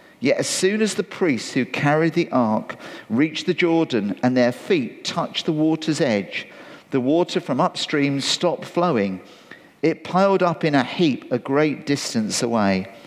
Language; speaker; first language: English; native; English